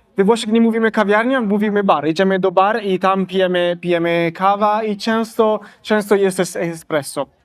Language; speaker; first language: Polish; non-native, learner; Italian